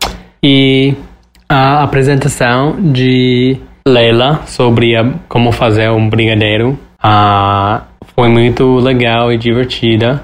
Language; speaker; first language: Portuguese; non-native, learner; English